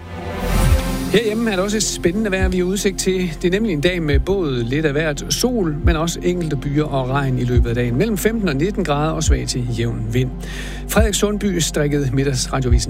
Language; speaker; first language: Danish; native; Danish